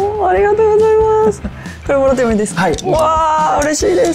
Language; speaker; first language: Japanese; non-native, fluent; Korean